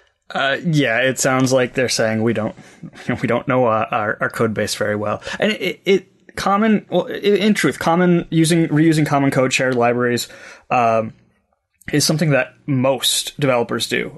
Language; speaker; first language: English; native; English